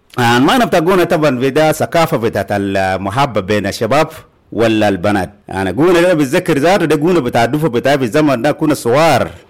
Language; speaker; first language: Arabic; non-native, local second language; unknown